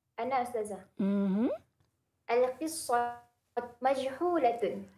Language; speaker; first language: Arabic; non-native, learner; Malay